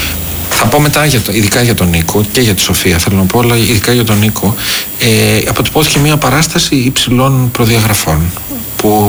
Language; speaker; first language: Greek; native; Greek